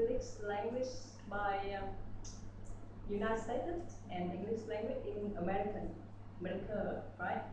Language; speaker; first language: English; non-native, learner; Vietnamese